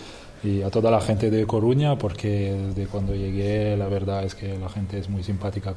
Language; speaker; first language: Spanish; non-native, fluent; French